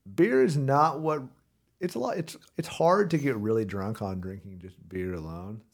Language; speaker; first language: English; native; English